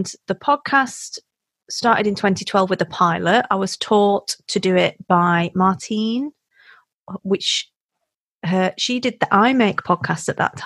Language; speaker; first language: English; native; English